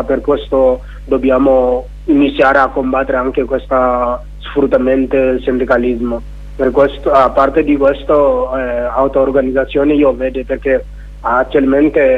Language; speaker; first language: Italian; non-native, learner; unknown